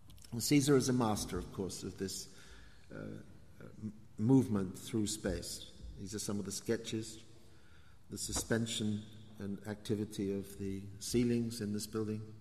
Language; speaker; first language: English; native; English